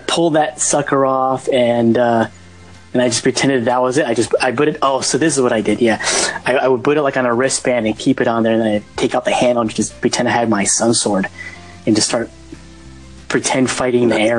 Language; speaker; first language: English; native; English